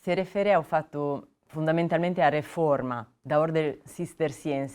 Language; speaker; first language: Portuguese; non-native, fluent; Italian